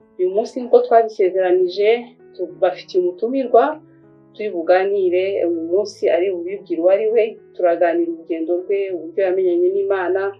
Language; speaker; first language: Kinyarwanda; native; Kinyarwanda